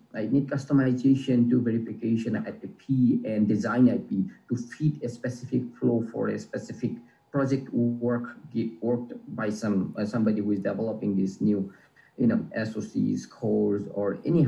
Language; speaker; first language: English; non-native, local second language; Assamese